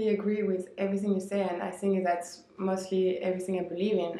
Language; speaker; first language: English; non-native, fluent; French